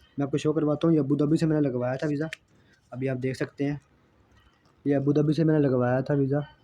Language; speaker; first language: Urdu; non-native, local second language; Punjabi